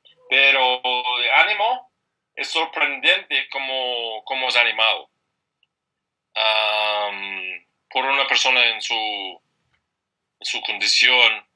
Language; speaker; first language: Spanish; non-native, fluent; English